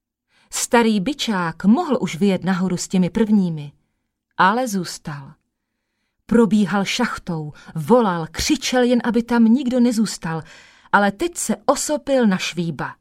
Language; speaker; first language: Czech; native; Czech